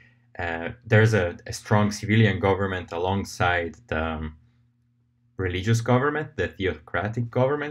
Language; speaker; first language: English; non-native, fluent; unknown